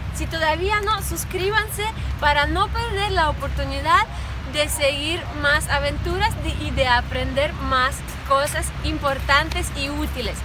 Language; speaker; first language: Spanish; non-native, fluent; Ukrainian